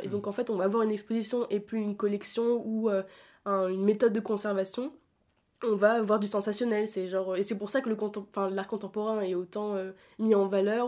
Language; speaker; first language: French; native; French